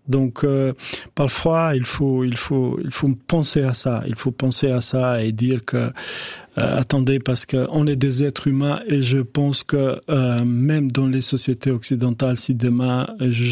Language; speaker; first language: French; non-native, fluent; Albanian